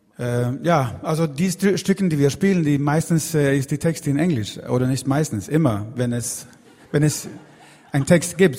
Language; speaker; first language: German; non-native, learner; Swedish